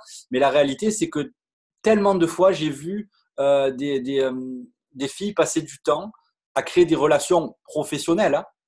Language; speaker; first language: French; native; French